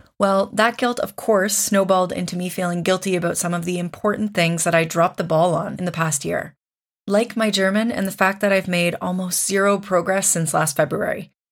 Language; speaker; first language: English; native; English